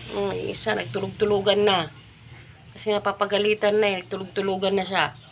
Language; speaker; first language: Filipino; native; Filipino